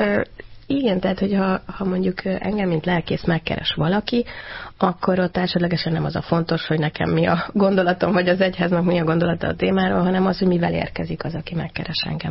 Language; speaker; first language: Hungarian; native; Hungarian